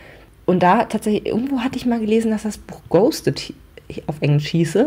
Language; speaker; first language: German; native; German